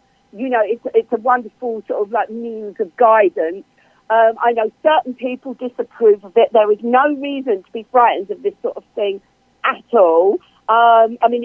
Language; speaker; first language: English; native; English